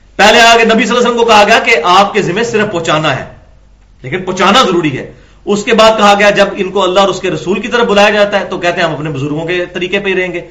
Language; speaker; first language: Urdu; non-native, local second language; Punjabi